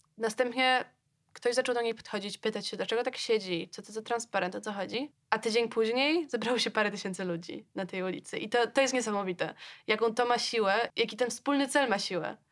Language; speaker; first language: Polish; native; Polish